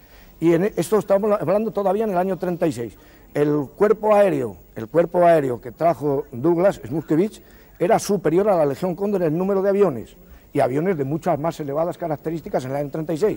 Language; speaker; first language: Spanish; native; Spanish